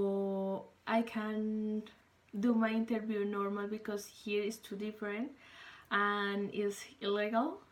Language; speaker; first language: English; non-native, learner; Spanish